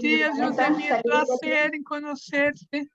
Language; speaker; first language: Spanish; non-native, fluent; Portuguese